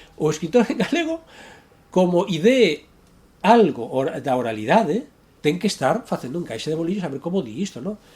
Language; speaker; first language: Galician; native; Galician